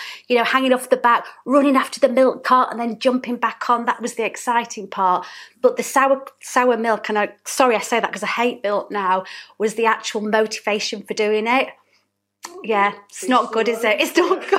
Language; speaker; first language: English; native; English